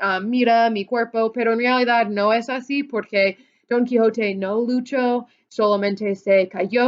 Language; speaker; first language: Spanish; non-native, fluent; English